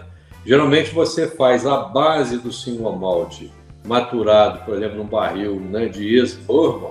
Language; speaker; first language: Portuguese; native; Portuguese